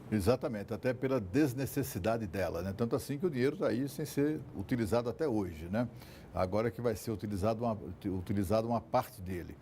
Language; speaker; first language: Portuguese; native; Portuguese